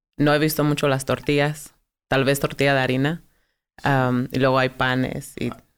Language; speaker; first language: Spanish; early bilingual, heritage; Spanish